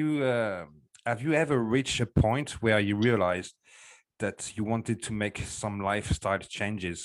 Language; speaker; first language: English; non-native, fluent; French